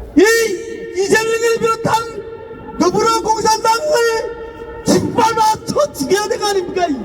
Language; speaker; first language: Korean; native; Korean